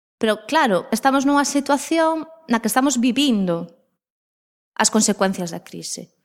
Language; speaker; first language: Galician; non-native, local second language; Spanish